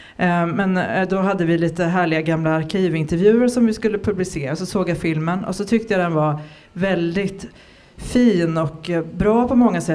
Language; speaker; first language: Swedish; native; Swedish